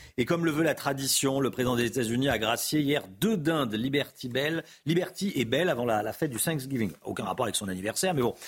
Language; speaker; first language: French; native; French